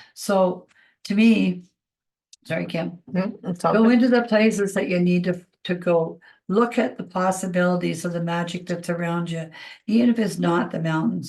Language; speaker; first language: English; native; English